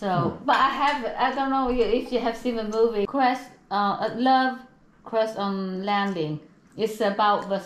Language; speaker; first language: English; non-native, learner; Swedish